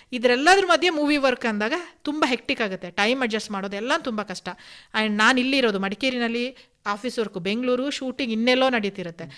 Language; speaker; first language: Kannada; non-native, local second language; Kodava